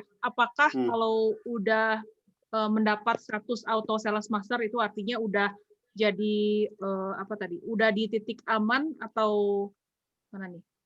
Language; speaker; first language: Indonesian; native; Indonesian